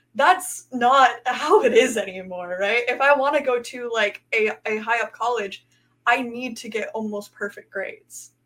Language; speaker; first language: English; native; English